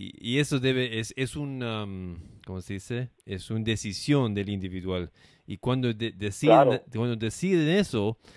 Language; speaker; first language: Spanish; non-native, fluent; English